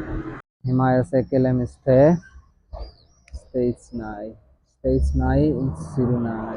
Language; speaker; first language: Armenian; non-native, learner; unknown